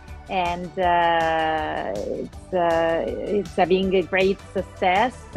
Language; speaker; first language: English; non-native, local second language; Italian